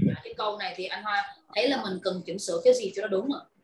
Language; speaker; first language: Vietnamese; native; Vietnamese